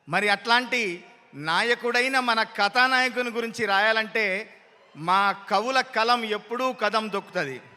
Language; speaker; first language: Telugu; native; Telugu